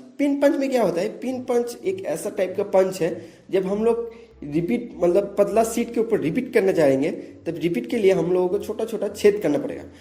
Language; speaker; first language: Hindi; non-native, local second language; Bangla